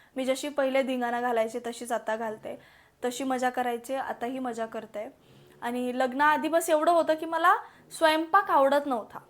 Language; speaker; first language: Marathi; non-native, local second language; Malayalam